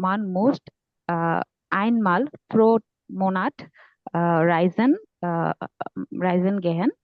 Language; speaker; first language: German; non-native, learner; Bangla